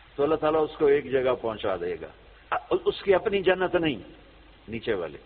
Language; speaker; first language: Urdu; native; Urdu